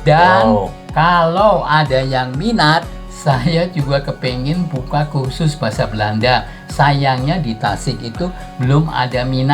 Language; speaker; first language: Indonesian; non-native, local second language; Dutch